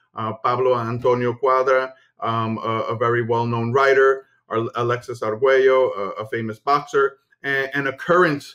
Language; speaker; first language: English; early bilingual, other home language; Spanish